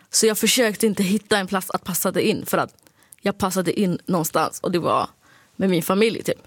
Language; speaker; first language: Swedish; early bilingual, other home language; Turkish